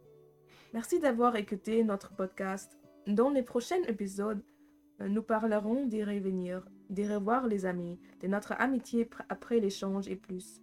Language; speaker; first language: French; non-native, fluent; German